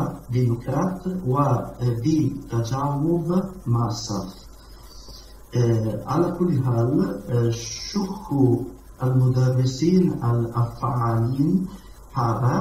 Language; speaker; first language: Arabic; non-native, learner; Italian